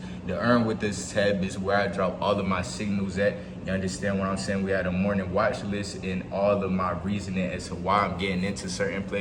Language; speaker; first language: English; native; English